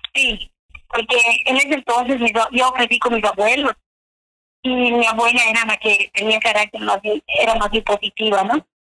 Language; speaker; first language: Spanish; native; Spanish